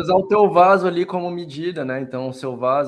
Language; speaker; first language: Portuguese; native; Portuguese